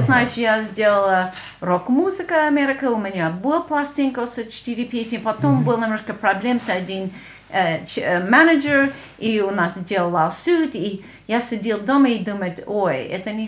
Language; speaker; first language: Russian; non-native, learner; English